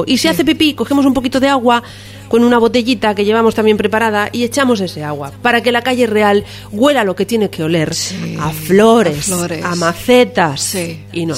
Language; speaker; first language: Spanish; native; Spanish